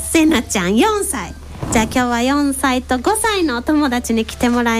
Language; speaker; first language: Japanese; native; Japanese